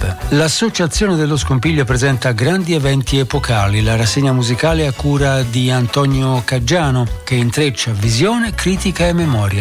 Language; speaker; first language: Italian; native; Italian